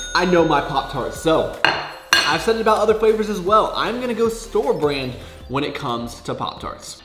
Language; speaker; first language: English; native; English